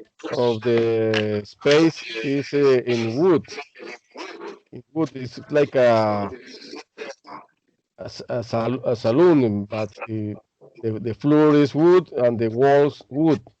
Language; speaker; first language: English; non-native, learner; Spanish